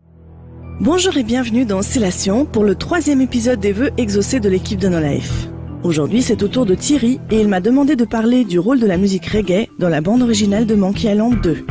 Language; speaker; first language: French; native; French